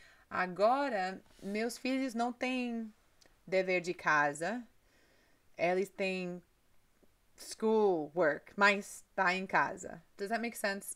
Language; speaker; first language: Portuguese; non-native, learner; English